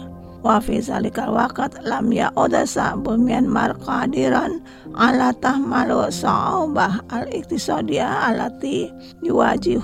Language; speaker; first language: Arabic; non-native, fluent; Indonesian